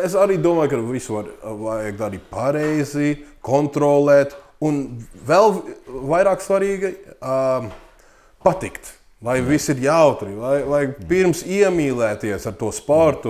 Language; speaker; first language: Latvian; early bilingual, heritage; English